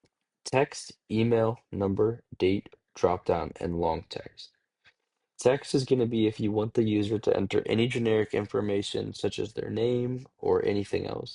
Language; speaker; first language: English; native; English